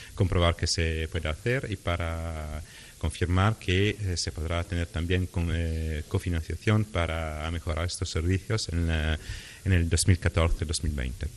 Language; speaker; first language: Spanish; non-native, fluent; Italian